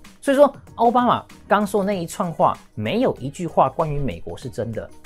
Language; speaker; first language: Chinese; early bilingual, heritage; English